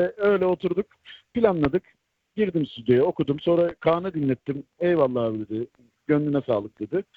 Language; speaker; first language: Turkish; native; Turkish